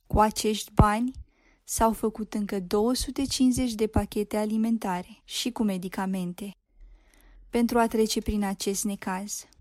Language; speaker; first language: Romanian; native; Romanian